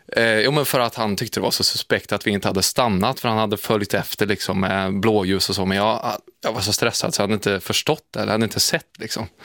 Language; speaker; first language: Swedish; native; Swedish